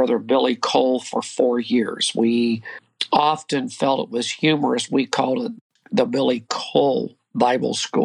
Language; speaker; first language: English; native; English